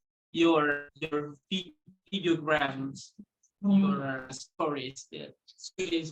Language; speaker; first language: English; non-native, local second language; Indonesian